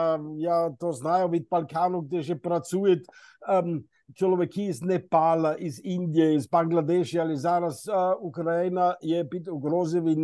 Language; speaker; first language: Ukrainian; non-native, fluent; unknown